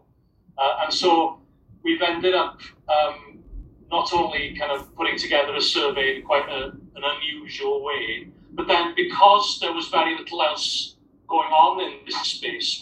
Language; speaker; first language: English; native; English